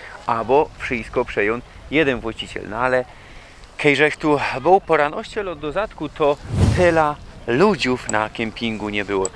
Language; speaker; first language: Polish; non-native, local second language; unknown